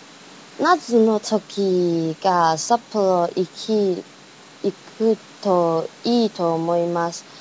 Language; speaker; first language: Japanese; non-native, learner; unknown